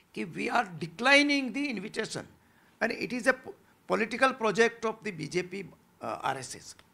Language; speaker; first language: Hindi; non-native, local second language; Gujarati